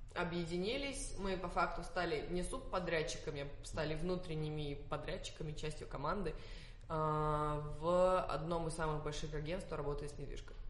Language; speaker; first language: Russian; non-native, fluent; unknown